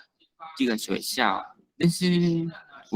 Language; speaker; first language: Chinese; non-native, learner; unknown